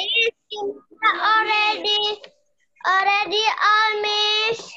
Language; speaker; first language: English; non-native, learner; Indonesian